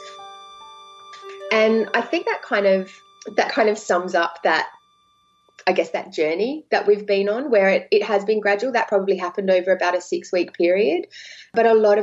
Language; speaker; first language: English; native; English